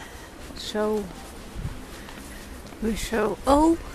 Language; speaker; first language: English; non-native, learner; Russian